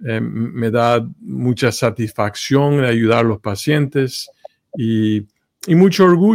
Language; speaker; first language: Spanish; early bilingual, heritage; Spanish